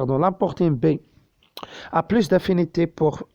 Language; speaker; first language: French; non-native, local second language; Arabic